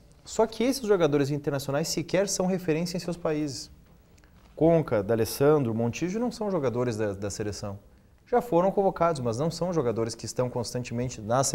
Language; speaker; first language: Portuguese; native; Portuguese